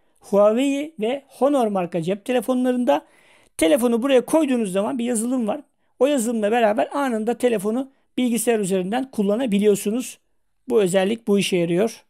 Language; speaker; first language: Turkish; native; Turkish